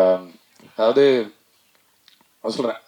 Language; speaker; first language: Tamil; native; Tamil